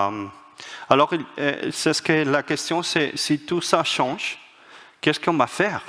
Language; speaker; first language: French; non-native, fluent; Spanish